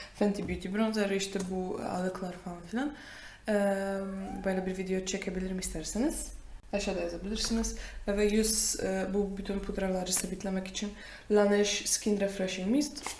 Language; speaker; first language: Turkish; non-native, fluent; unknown